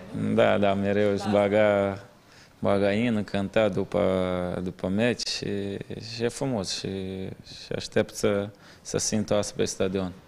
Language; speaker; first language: Romanian; non-native, learner; Portuguese